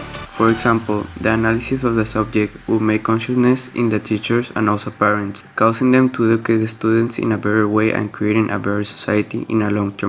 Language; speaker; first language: English; non-native, local second language; Spanish